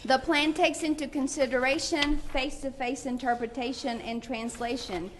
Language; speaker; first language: English; non-native, fluent; Spanish